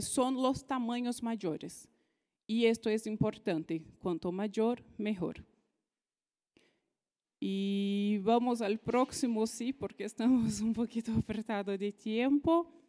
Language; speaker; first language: Spanish; non-native, fluent; Portuguese